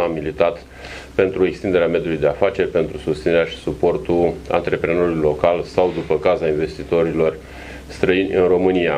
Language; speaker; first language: Romanian; native; Romanian